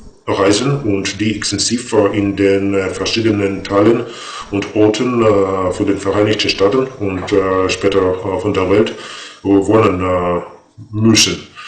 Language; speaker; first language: German; non-native, fluent; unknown